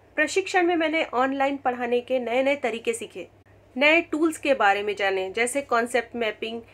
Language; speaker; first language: Hindi; native; Hindi